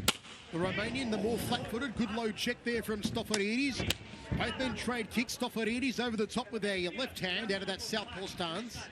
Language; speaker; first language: English; native; English